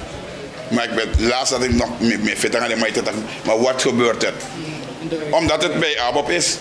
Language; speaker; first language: Dutch; non-native, local second language; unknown